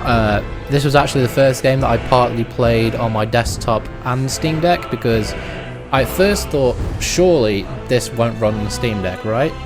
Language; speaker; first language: English; native; English